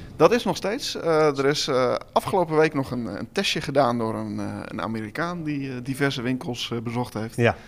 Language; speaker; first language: Dutch; native; Dutch